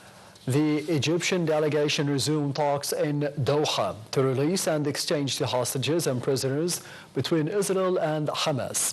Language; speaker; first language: English; non-native, local second language; Arabic